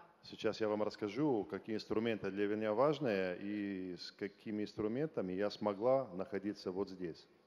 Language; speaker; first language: Russian; non-native, fluent; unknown